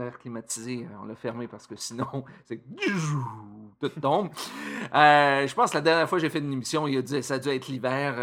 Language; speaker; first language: French; native; French